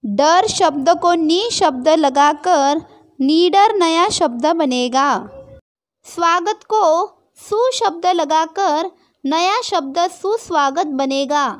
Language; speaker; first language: Hindi; non-native, local second language; Marathi